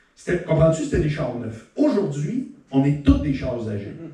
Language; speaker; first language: French; native; French